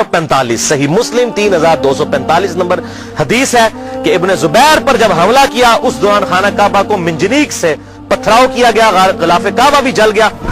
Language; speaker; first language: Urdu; non-native, local second language; Punjabi